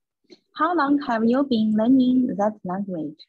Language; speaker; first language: English; non-native, learner; Chinese